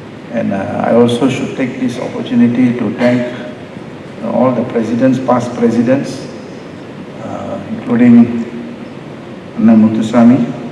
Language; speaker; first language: English; non-native, local second language; Tamil